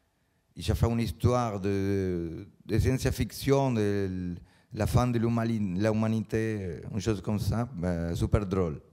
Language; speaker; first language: French; non-native, learner; Spanish